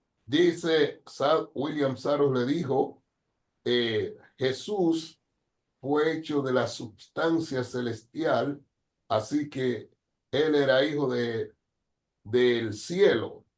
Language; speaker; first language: Spanish; non-native, fluent; English